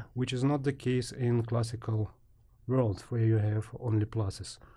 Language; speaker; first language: English; non-native, fluent; Ukrainian